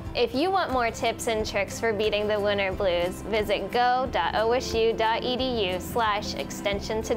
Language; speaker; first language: English; native; English